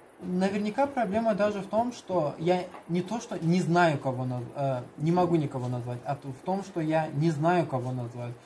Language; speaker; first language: Russian; non-native, local second language; Karachay-Balkar